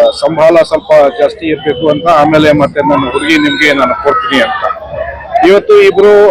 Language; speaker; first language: Kannada; non-native, fluent; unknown